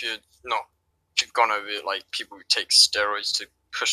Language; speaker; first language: English; native; English